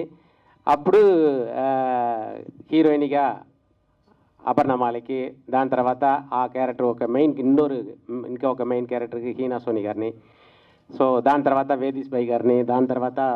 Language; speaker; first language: Telugu; native; Telugu